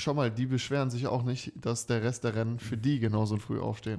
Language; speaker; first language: German; native; German